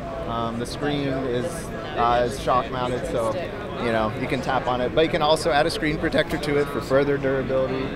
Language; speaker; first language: English; native; English